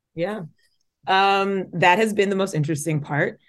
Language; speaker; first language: English; native; English